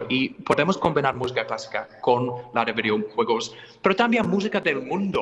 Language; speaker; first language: Spanish; non-native, fluent; English